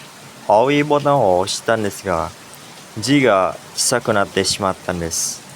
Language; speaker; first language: Japanese; non-native, learner; Indonesian